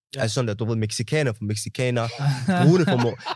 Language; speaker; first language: Danish; early bilingual, other home language; Somali